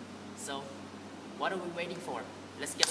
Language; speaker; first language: English; non-native, learner; Thai